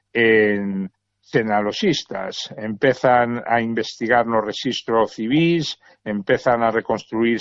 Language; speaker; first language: Galician; native; Galician